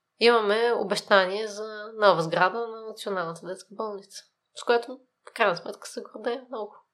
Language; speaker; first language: Bulgarian; native; Bulgarian